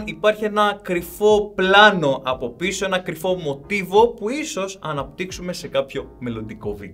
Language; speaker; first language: Greek; native; Greek